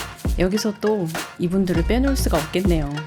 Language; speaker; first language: Korean; native; Korean